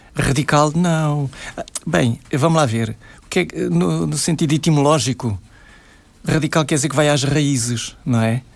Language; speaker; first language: Portuguese; native; Portuguese